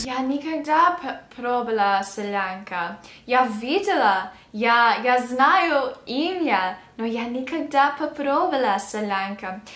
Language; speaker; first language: Russian; early bilingual, other home language; English